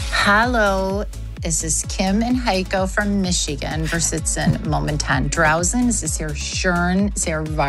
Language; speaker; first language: German; non-native, learner; English